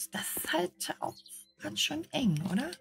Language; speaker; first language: German; native; German